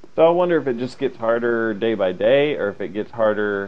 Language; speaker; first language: English; native; English